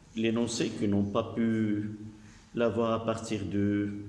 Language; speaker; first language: French; non-native, local second language; Arabic